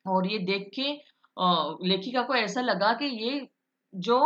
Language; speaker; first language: Hindi; non-native, local second language; Marathi